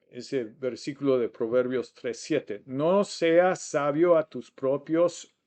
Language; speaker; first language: Spanish; non-native, fluent; English